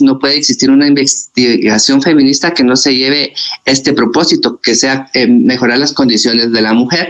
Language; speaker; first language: Spanish; native; Spanish